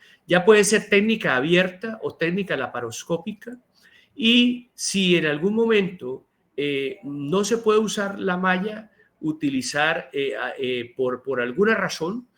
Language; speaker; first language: Spanish; native; Spanish